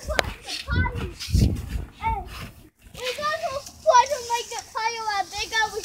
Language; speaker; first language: English; native; English